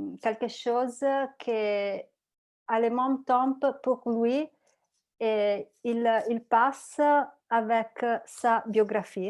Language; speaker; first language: French; non-native, learner; Italian